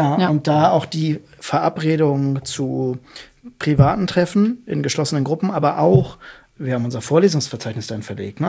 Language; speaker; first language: German; native; German